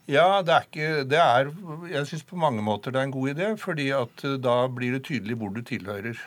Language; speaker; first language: Norwegian; native; Norwegian